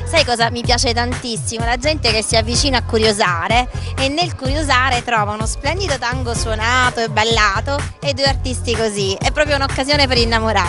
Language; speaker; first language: Italian; native; Italian